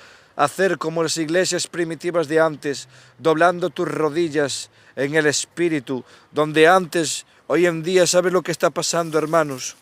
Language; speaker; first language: Spanish; native; Spanish